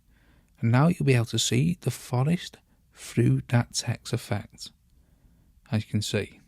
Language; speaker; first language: English; native; English